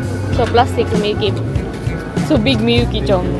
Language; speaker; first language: English; non-native, local second language; Filipino